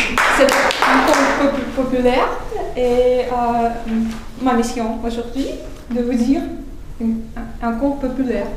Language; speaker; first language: French; non-native, fluent; Russian